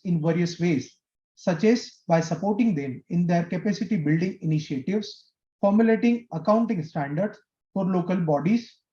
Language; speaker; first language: English; non-native, local second language; Hindi